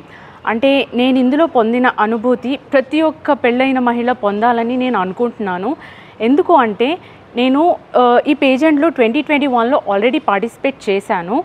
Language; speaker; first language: Telugu; native; Telugu